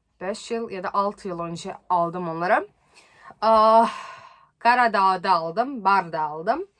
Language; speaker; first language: Turkish; non-native, learner; Serbian